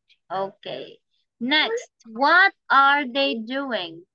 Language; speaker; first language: English; non-native, fluent; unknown